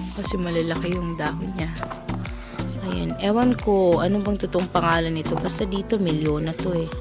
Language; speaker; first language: Filipino; non-native, local second language; Cebuano